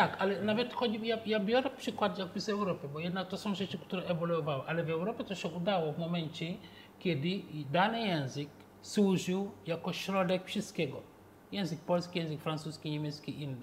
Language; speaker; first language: Polish; non-native, fluent; Wolof